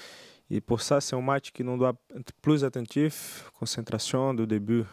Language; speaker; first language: French; non-native, learner; Portuguese